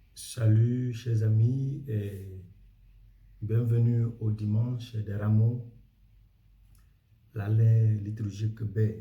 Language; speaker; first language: French; non-native, fluent; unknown